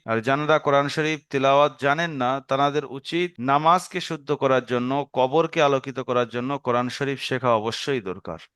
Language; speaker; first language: Bangla; native; Bangla